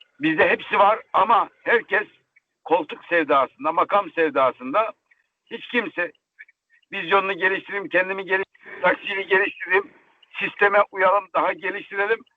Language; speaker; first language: Turkish; native; Turkish